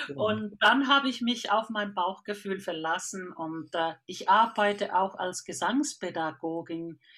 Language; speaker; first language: German; non-native, fluent; Finnish